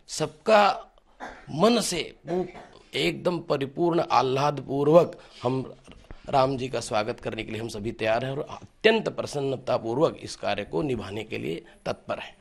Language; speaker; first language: Hindi; native; Hindi